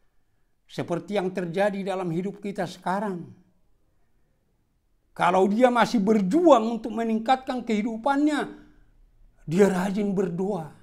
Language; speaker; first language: Indonesian; non-native, local second language; Batak Toba